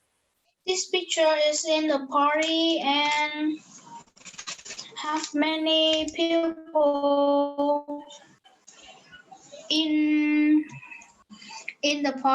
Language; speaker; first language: English; non-native, learner; Vietnamese